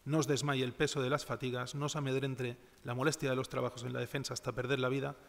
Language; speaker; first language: Spanish; non-native, local second language; Catalan